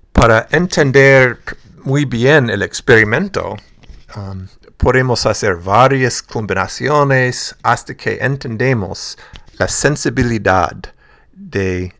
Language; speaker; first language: Spanish; non-native, fluent; English